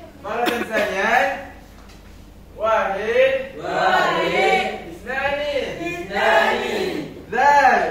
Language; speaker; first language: Arabic; non-native, learner; Malay